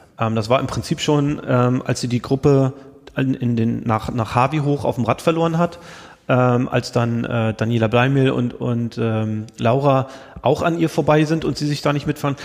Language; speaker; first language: German; native; German